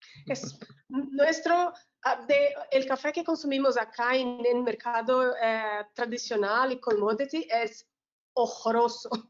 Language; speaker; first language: Spanish; non-native, learner; Portuguese